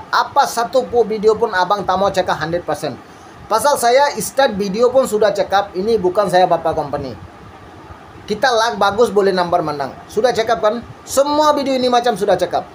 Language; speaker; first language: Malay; non-native, learner; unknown